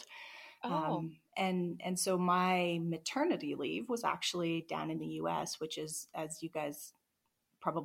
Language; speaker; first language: English; native; English